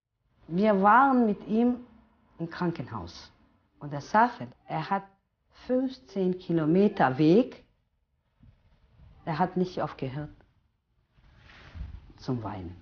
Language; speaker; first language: German; non-native, fluent; Romany